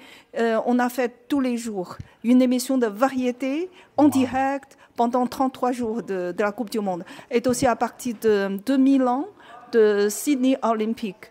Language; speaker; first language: French; non-native, learner; Chinese